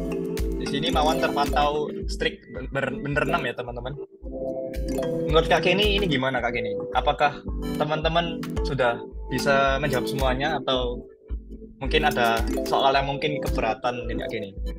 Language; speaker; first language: Indonesian; native; Indonesian